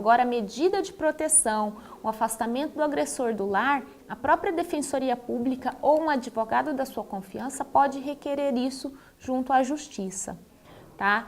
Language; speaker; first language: Portuguese; native; Portuguese